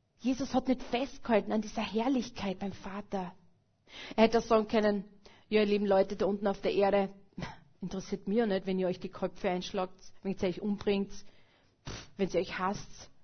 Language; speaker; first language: German; native; German